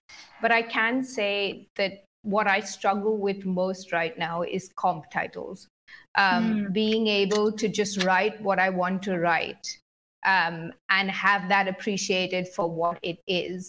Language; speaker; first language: English; native; English